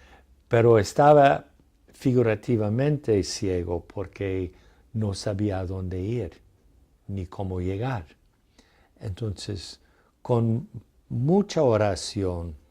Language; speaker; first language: Spanish; non-native, fluent; English